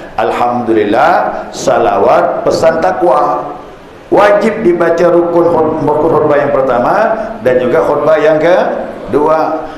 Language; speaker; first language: Malay; native; Malay